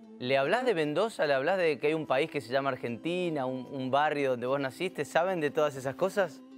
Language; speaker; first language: Spanish; native; Spanish